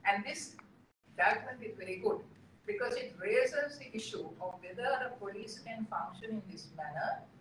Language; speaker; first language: English; non-native, local second language; Sinhala